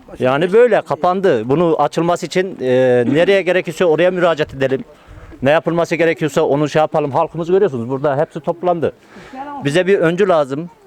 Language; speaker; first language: Turkish; native; Turkish